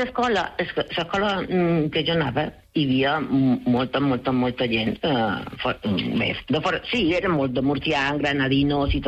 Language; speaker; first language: Catalan; non-native, local second language; Spanish